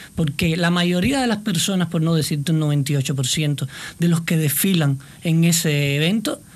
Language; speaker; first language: Spanish; native; Spanish